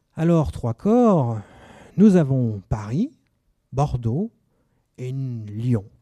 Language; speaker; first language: French; native; French